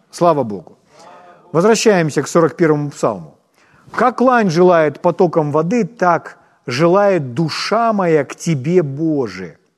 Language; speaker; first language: Russian; non-native, local second language; Ukrainian